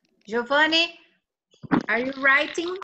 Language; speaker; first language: English; non-native, fluent; Portuguese